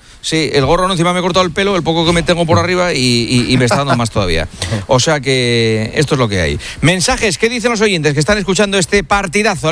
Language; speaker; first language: Spanish; native; Spanish